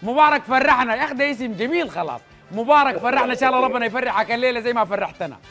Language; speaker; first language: Arabic; native; Arabic